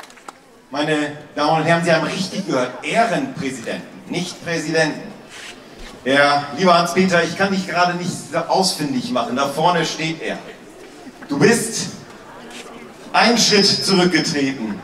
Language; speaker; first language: German; native; German